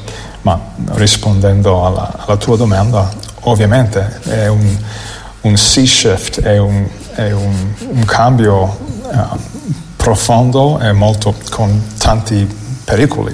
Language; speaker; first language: Italian; non-native, fluent; English